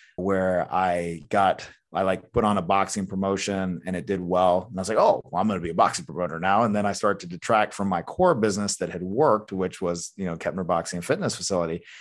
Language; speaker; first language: English; native; English